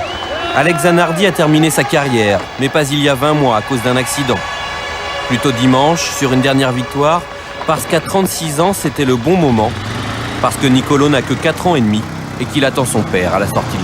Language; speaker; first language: French; native; French